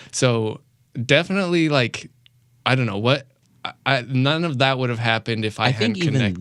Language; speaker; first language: English; native; English